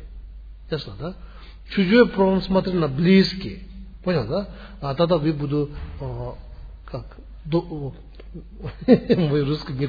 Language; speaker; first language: Russian; non-native, learner; Tibetan